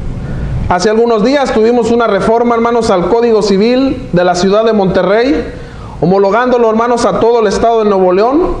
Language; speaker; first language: Spanish; native; Spanish